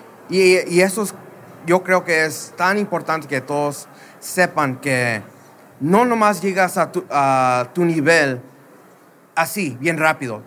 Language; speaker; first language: Spanish; early bilingual, heritage; Spanish